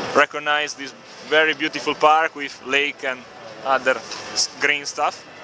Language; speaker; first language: English; non-native, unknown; Italian